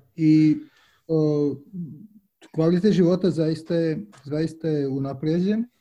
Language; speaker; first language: Serbian; native; Serbian